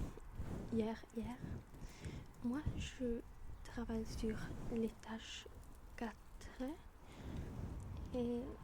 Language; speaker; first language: French; non-native, learner; German